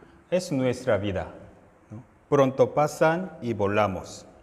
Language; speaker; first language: Spanish; non-native, fluent; Korean